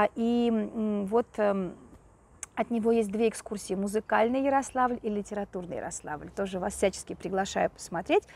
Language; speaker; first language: Russian; native; Russian